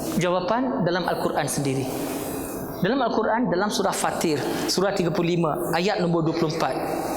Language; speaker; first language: Malay; non-native, local second language; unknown